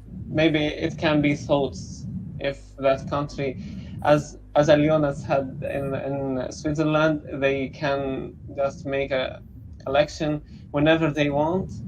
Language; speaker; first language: English; non-native, learner; Arabic